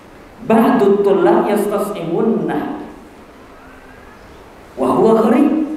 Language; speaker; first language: Arabic; non-native, fluent; Indonesian